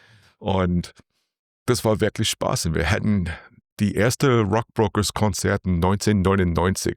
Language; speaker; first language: German; non-native, learner; English